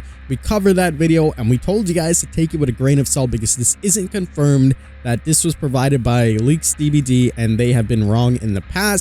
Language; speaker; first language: English; native; English